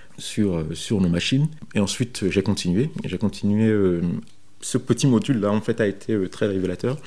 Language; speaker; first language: French; non-native, local second language; Fon